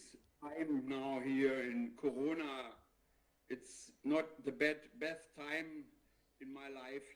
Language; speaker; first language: English; non-native, learner; German